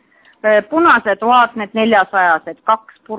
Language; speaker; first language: Estonian; non-native, local second language; Russian